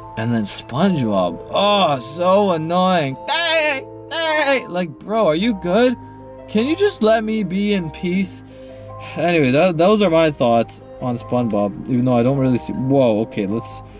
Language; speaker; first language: English; native; English